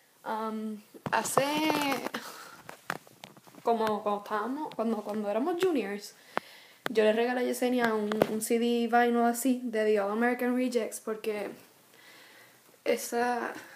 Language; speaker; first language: Spanish; early bilingual, heritage; Spanish